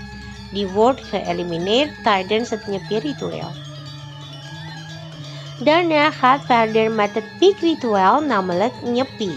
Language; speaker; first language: Dutch; non-native, fluent; Indonesian